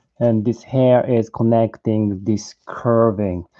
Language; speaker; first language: English; non-native, learner; Japanese